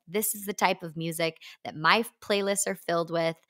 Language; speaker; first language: English; native; English